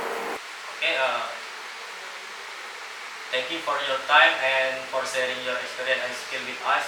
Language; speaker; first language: English; non-native, learner; Indonesian